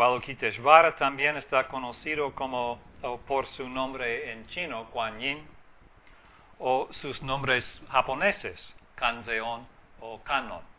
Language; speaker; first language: Spanish; non-native, fluent; English